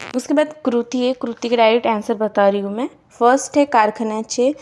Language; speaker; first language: Hindi; non-native, local second language; Marathi